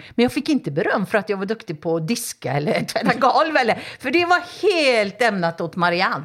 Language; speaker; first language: Swedish; native; Swedish